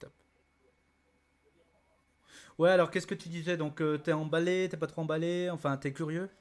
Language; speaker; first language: French; native; French